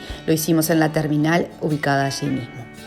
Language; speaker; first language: Spanish; native; Spanish